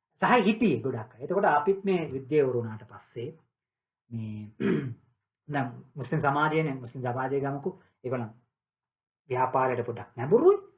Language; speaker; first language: Sinhala; non-native, local second language; Tamil